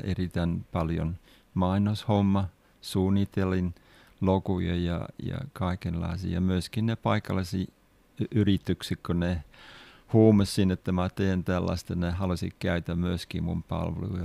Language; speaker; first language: Finnish; non-native, fluent; English